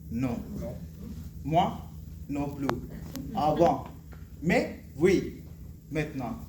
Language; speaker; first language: French; non-native, learner; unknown